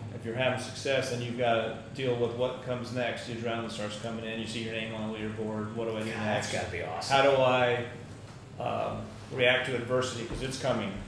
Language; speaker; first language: English; native; English